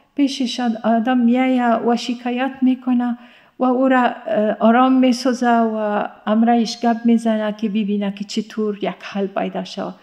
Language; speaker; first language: Persian; non-native, fluent; Arabic